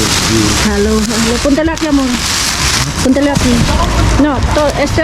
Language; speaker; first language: Spanish; non-native, learner; Filipino